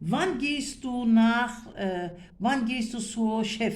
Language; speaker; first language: German; non-native, fluent; Turkish